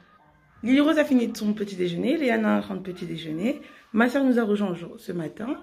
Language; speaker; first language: French; native; French